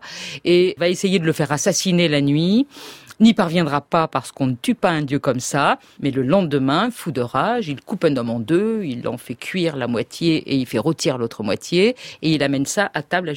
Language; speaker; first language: French; native; French